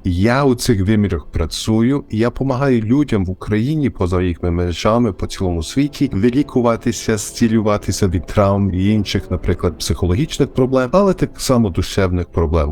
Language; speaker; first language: Ukrainian; early bilingual, heritage; Ukrainian